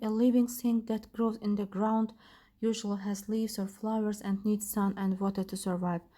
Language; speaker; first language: English; non-native, fluent; Azerbaijani